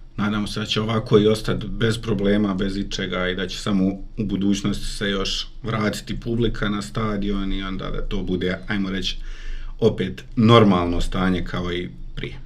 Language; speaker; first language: Croatian; native; Croatian